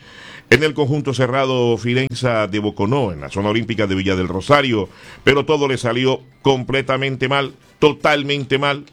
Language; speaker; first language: Spanish; native; Spanish